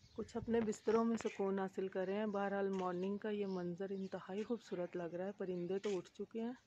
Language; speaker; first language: Urdu; native; Urdu